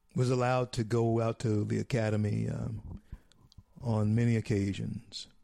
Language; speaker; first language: English; native; English